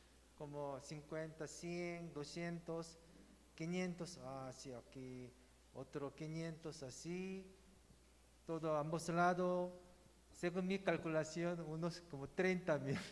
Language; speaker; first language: Spanish; non-native, learner; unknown